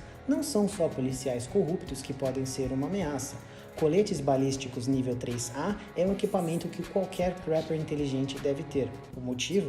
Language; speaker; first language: Portuguese; native; Portuguese